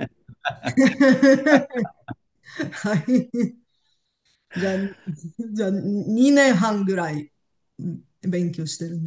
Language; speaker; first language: Japanese; non-native, learner; Bulgarian